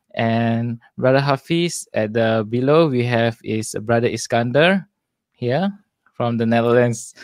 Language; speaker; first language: English; non-native, local second language; Malay